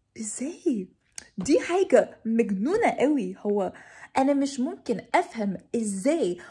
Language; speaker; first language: Egyptian Arabic; non-native, fluent; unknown